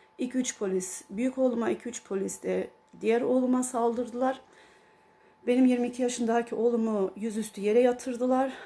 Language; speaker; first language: Turkish; early bilingual, heritage; Turkish